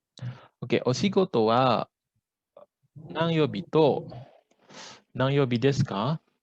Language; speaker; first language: Japanese; non-native, fluent; Indonesian